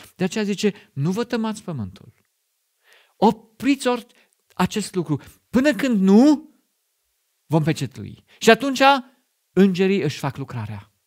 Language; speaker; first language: Romanian; non-native, fluent; German